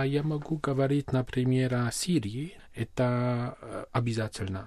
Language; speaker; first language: Russian; non-native, learner; Armenian